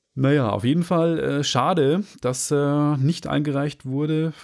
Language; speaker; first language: German; native; German